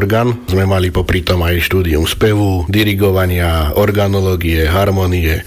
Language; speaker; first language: Slovak; native; Slovak